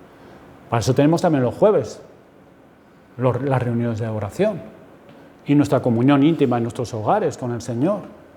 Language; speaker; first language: Spanish; native; Spanish